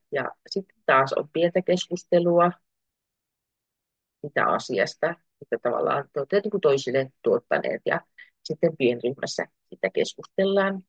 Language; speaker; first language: Finnish; native; Finnish